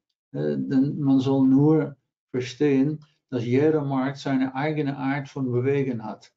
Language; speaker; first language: German; non-native, learner; Dutch